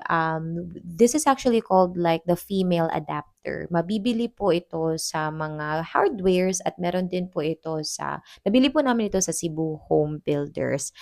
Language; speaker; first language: Filipino; non-native, local second language; Cebuano